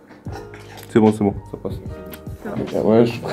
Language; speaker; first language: French; native; French